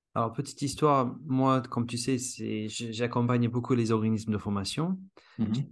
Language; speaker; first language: French; non-native, fluent; English